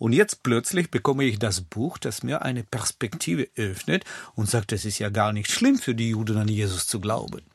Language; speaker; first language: German; non-native, fluent; Russian